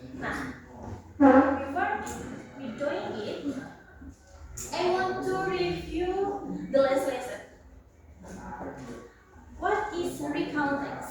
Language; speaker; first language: English; non-native, learner; Indonesian